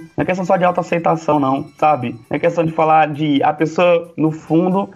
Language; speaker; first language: Portuguese; native; Portuguese